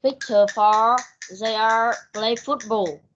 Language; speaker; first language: English; non-native, learner; Vietnamese